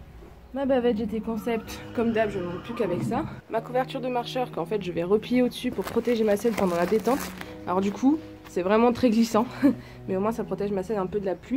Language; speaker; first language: French; native; French